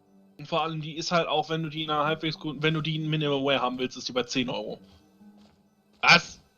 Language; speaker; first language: German; native; German